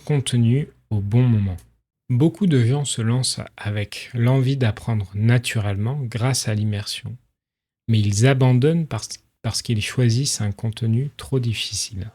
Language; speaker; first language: French; native; French